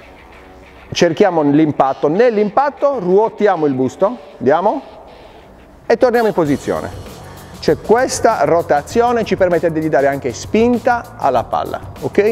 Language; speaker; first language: Italian; native; Italian